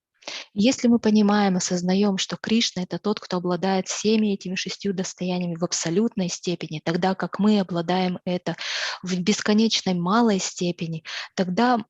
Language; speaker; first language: Russian; native; Russian